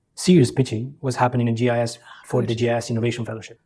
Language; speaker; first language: English; early bilingual, other home language; Albanian